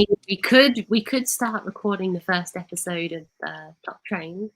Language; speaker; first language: English; native; English